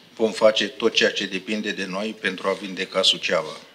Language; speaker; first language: Romanian; non-native, fluent; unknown